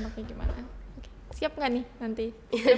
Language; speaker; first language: Indonesian; native; Indonesian